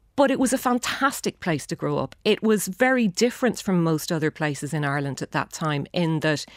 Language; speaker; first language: English; native; English